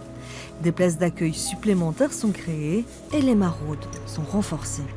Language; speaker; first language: French; native; French